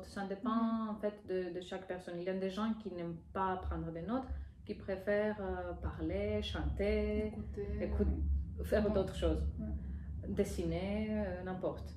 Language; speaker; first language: French; non-native, fluent; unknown